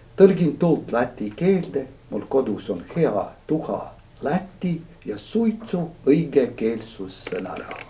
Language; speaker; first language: Estonian; non-native, fluent; Latvian